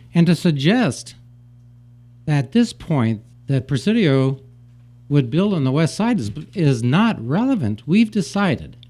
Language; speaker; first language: English; native; English